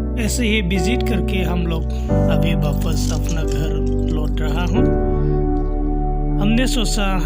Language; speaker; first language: Hindi; non-native, local second language; Bodo